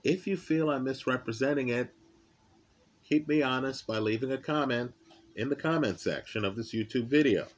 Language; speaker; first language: English; native; English